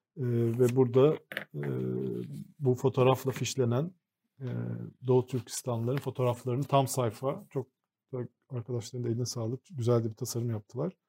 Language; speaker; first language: Turkish; native; Turkish